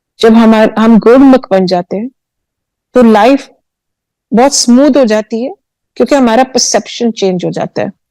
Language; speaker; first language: Hindi; early bilingual, heritage; Hindi